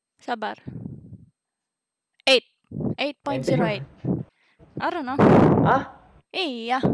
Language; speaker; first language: English; non-native, learner; Indonesian